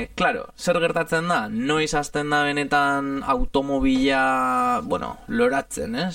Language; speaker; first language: Basque; non-native, fluent; Italian